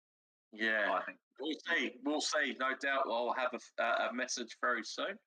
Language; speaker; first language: English; native; English